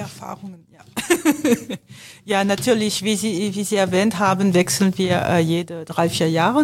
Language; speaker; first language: German; non-native, fluent; French